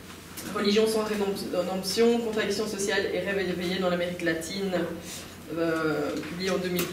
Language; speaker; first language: French; native; French